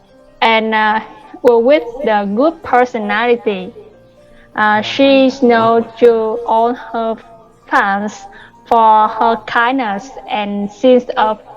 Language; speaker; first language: English; non-native, learner; Vietnamese